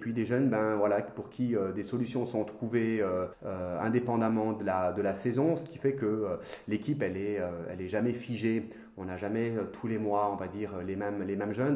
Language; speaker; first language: French; native; French